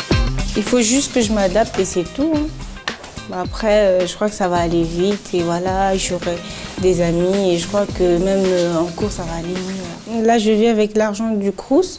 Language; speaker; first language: French; non-native, local second language; Comorian